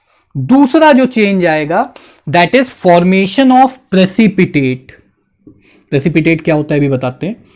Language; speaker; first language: Hindi; native; Hindi